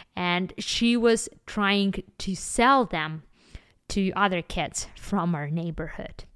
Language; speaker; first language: English; non-native, fluent; Ukrainian